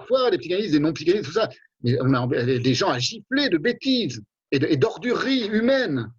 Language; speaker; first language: French; native; French